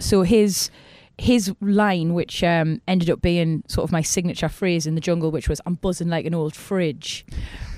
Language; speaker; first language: English; native; English